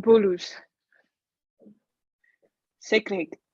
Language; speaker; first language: French; non-native, learner; Chinese